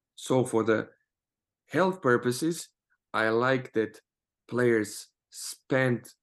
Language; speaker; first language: English; non-native, fluent; Croatian